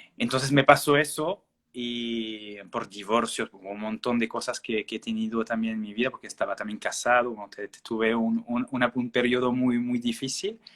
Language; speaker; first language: Spanish; non-native, fluent; French